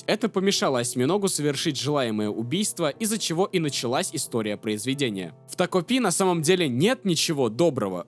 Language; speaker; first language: Russian; native; Russian